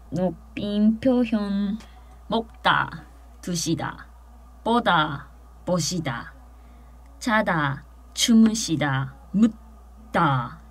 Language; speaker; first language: Korean; non-native, fluent; Japanese